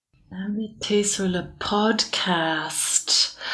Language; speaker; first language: French; non-native, fluent; English